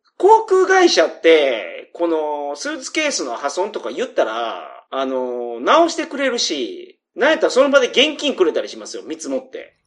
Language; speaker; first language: Japanese; native; Japanese